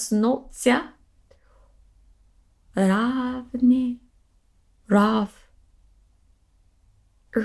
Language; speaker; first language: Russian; non-native, learner; English